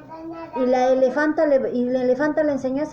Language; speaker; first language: Spanish; native; Spanish